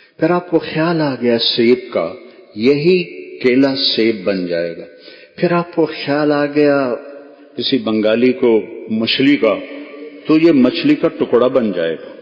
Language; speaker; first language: Urdu; non-native, local second language; Punjabi